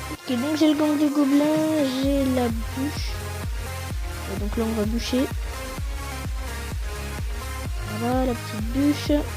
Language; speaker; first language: French; native; French